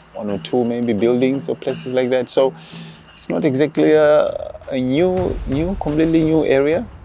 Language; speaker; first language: English; non-native, local second language; Shona